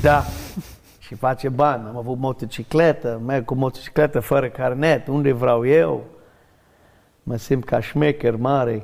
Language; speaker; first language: Romanian; non-native, learner; English